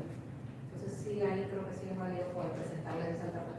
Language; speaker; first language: Spanish; native; Spanish